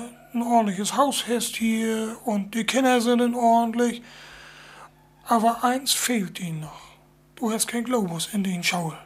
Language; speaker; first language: German; native; German